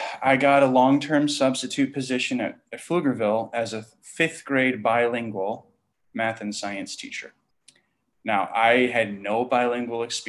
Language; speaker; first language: English; native; English